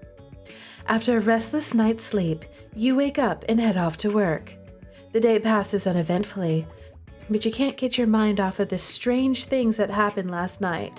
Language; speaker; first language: English; native; English